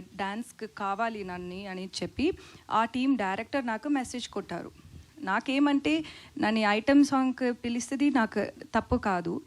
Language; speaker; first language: Telugu; non-native, learner; Tamil